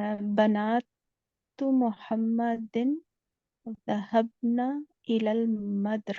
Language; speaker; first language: Arabic; non-native, learner; Urdu